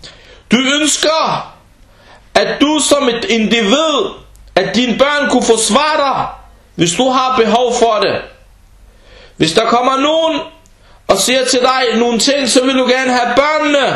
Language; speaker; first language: Danish; early bilingual, other home language; Arabic